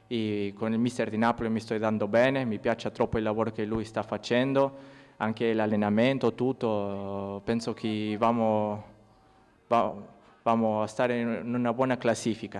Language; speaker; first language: Italian; non-native, learner; Portuguese